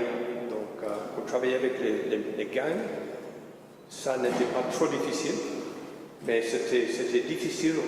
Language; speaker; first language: French; non-native, fluent; English